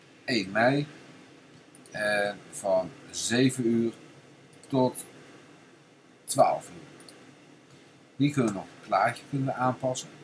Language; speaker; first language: Dutch; native; Dutch